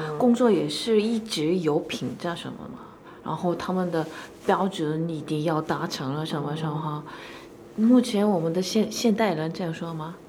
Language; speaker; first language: Chinese; non-native, learner; Korean